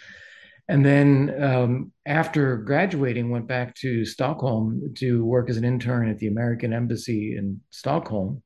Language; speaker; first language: English; native; English